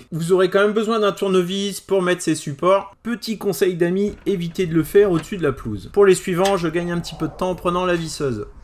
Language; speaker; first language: French; native; French